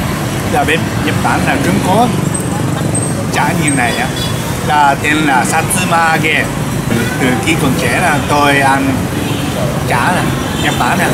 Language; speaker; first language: Vietnamese; non-native, learner; Japanese